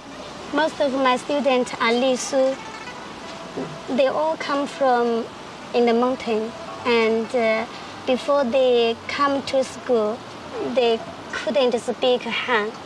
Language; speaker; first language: English; non-native, fluent; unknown